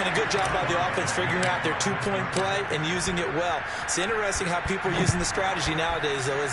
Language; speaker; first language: English; native; English